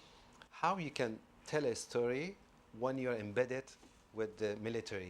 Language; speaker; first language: English; non-native, fluent; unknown